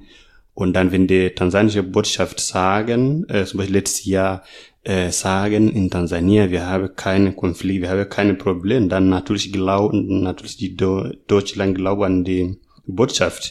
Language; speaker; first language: German; non-native, fluent; Masai